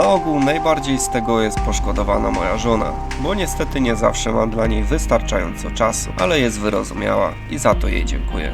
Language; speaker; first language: Polish; native; Polish